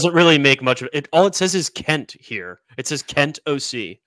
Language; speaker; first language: English; native; English